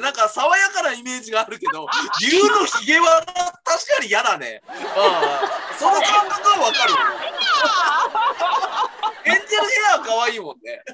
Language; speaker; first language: Japanese; native; Japanese